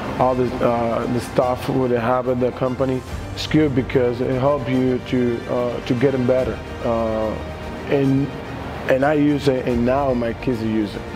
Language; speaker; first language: English; non-native, learner; Spanish